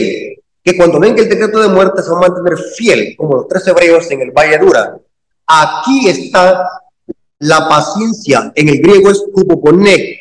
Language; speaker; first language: Spanish; native; Spanish